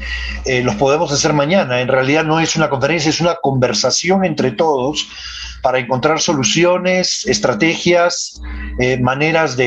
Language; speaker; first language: Spanish; native; Spanish